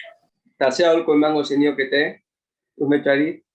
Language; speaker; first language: Basque; non-native, local second language; Spanish